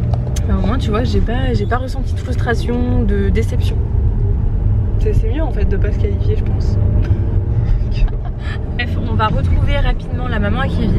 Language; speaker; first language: French; native; French